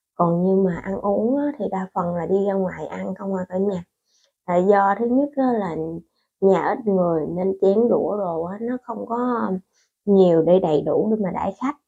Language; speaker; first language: Vietnamese; native; Vietnamese